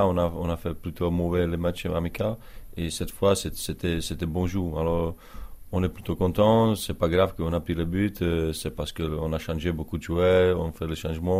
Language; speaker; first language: French; non-native, learner; Czech